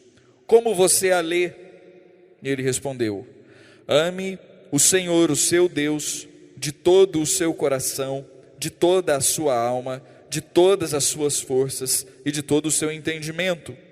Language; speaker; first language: Portuguese; native; Portuguese